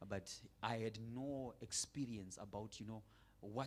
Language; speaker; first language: English; non-native, local second language; Shona